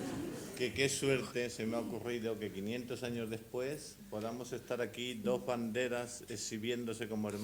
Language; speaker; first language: Spanish; native; Spanish